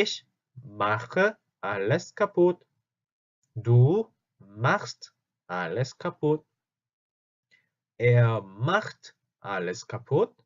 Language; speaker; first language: German; non-native, fluent; Korean